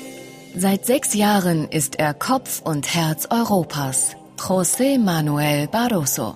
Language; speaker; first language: German; native; German